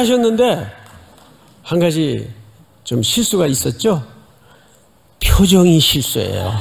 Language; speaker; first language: Korean; native; Korean